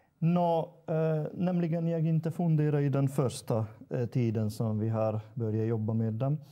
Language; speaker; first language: Swedish; non-native, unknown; Hungarian